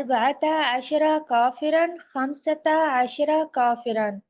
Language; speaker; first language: Arabic; non-native, learner; Urdu